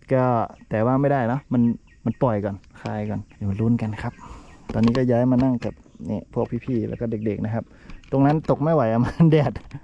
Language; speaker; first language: Thai; native; Thai